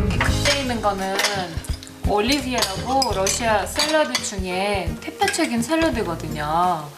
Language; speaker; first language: Korean; non-native, fluent; Russian